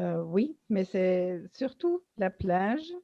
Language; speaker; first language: French; non-native, learner; German